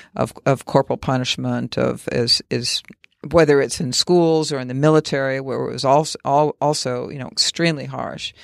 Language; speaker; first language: English; native; English